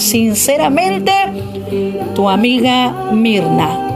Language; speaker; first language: Spanish; native; Spanish